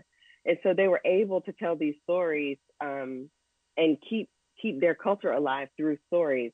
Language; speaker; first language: English; native; English